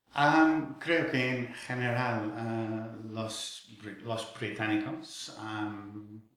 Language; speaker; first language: Spanish; non-native, fluent; English